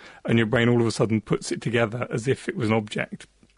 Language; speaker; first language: English; native; English